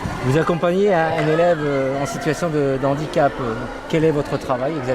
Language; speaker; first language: French; native; French